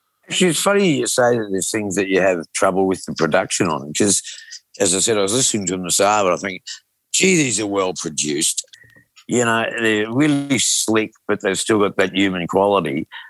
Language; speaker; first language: English; native; English